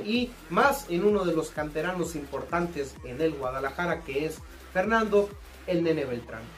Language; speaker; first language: Spanish; native; Spanish